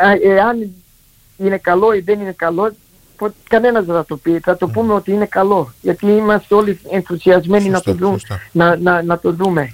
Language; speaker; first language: Greek; early bilingual, heritage; Greek